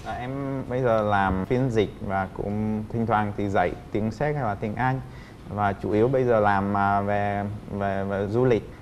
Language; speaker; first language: Vietnamese; non-native, fluent; Czech